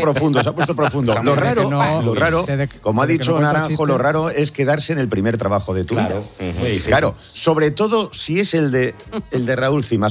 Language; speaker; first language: Spanish; native; Spanish